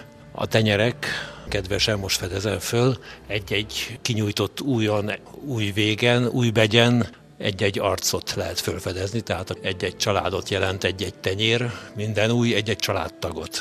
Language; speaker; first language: Hungarian; native; Hungarian